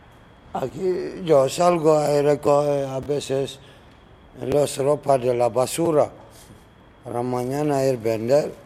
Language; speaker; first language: Spanish; non-native, learner; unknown